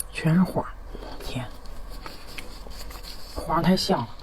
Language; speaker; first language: Chinese; native; Chinese